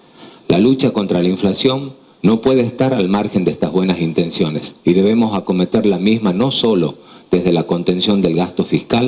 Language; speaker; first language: Spanish; native; Spanish